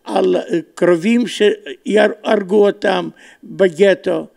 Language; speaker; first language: Hebrew; non-native, fluent; Romanian